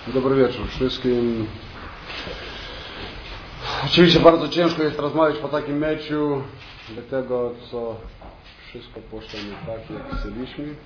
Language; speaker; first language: Polish; non-native, fluent; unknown